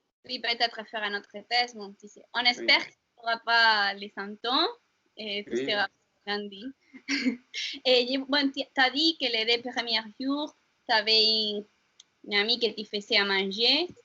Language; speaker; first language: French; non-native, learner; Spanish